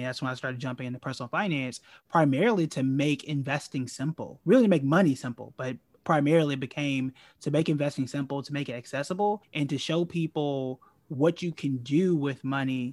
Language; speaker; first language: English; native; English